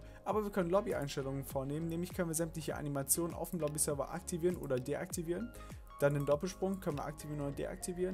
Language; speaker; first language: German; native; German